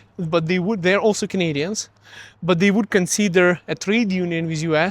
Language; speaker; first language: English; early bilingual, other home language; Russian